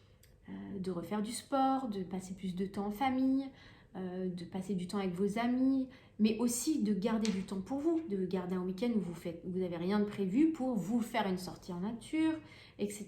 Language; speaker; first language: French; native; French